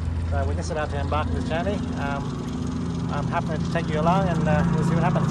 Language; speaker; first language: English; early bilingual, other home language; Vietnamese